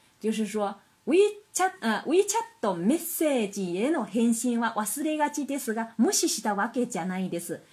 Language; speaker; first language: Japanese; non-native, fluent; Chinese